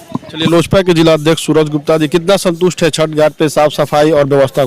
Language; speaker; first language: Hindi; native; Hindi